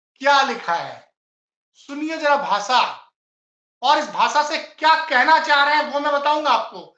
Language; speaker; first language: Hindi; native; Hindi